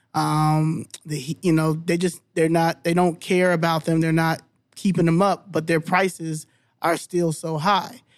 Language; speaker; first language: English; native; English